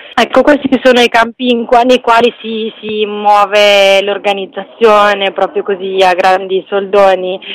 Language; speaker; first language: Italian; native; Italian